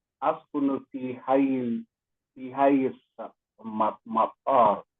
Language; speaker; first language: Arabic; non-native, learner; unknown